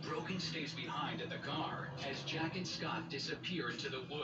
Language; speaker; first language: English; native; English